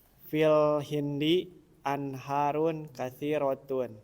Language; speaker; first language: Arabic; non-native, learner; Indonesian